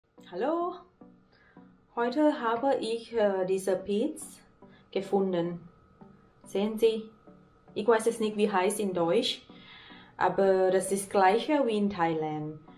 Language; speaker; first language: German; non-native, learner; Thai